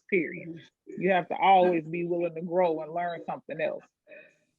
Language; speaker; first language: English; native; English